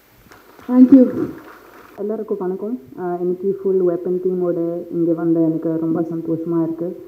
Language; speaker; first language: Tamil; non-native, fluent; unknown